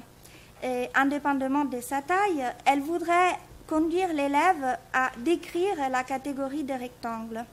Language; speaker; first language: French; native; French